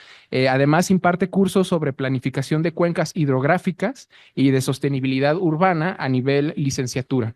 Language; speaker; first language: Spanish; native; Spanish